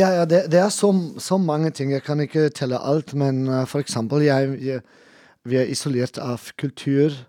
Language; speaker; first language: Norwegian; non-native, learner; German